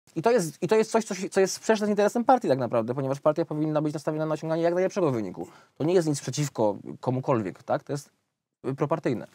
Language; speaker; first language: Polish; native; Polish